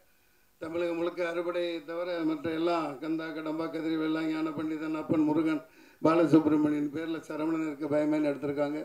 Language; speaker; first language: Tamil; native; Tamil